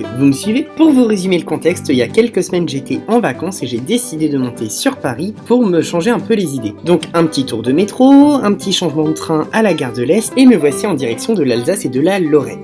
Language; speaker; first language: French; native; French